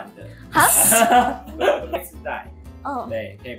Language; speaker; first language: Chinese; native; Chinese